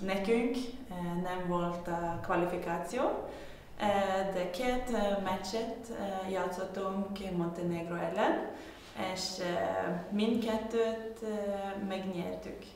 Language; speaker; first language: Hungarian; non-native, learner; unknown